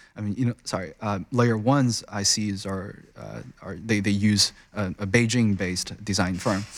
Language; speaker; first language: English; non-native, fluent; Chinese